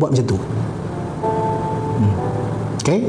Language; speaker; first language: Malay; native; Malay